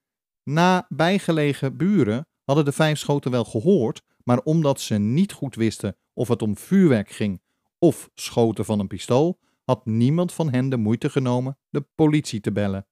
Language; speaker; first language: Dutch; native; Dutch